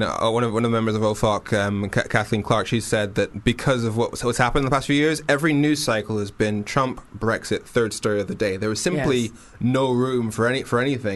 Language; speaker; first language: English; native; English